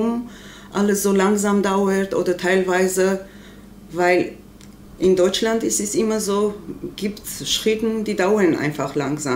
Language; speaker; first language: German; non-native, learner; Armenian